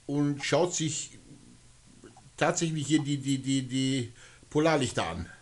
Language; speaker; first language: German; native; German